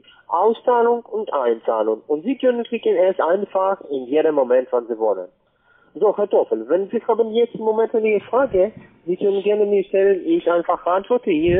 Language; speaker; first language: German; non-native, learner; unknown